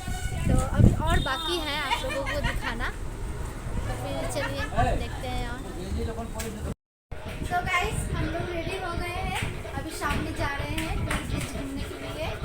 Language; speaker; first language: Hindi; native; Hindi